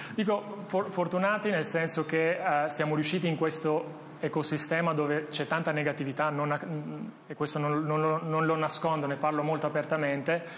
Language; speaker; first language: Italian; non-native, fluent; Albanian